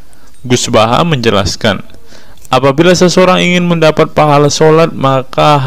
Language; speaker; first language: Indonesian; native; Indonesian